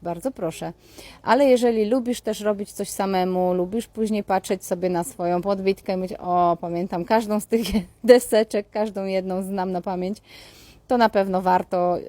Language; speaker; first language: Polish; native; Polish